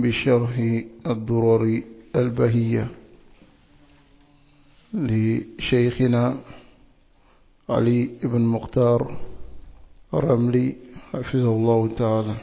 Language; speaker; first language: Arabic; non-native, fluent; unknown